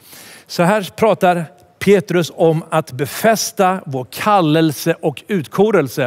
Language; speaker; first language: Swedish; native; Swedish